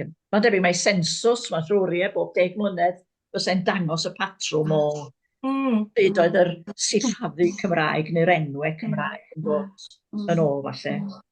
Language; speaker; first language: Welsh; native; Welsh